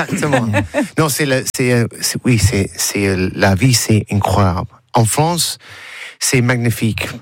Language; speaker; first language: French; non-native, learner; English